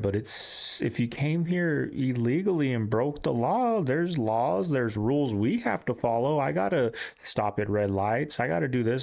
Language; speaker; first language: English; native; English